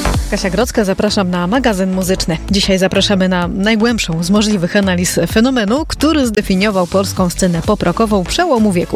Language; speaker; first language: Polish; native; Polish